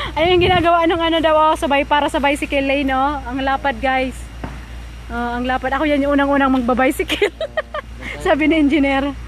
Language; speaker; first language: Filipino; non-native, local second language; Bikol